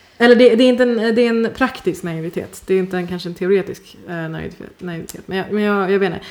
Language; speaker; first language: Swedish; early bilingual, other home language; Persian